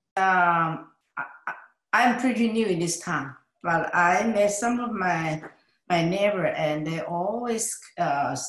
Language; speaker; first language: English; non-native, learner; Chinese